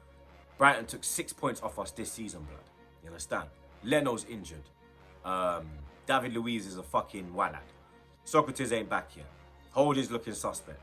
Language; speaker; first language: English; native; English